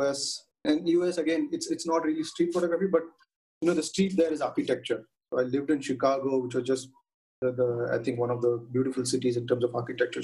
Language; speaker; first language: English; non-native, local second language; Tamil